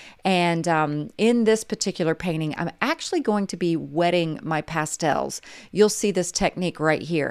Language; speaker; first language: English; native; English